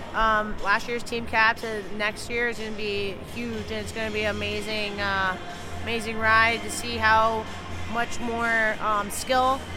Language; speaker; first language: English; native; English